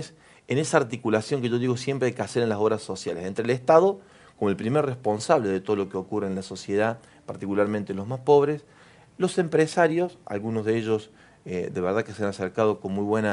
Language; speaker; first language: Spanish; native; Spanish